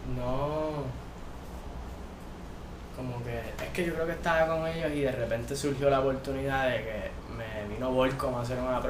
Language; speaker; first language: Spanish; native; Spanish